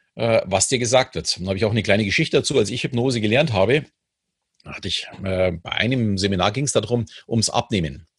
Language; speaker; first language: German; native; German